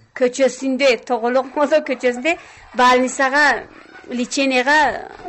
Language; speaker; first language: Kyrgyz; non-native, local second language; Tajik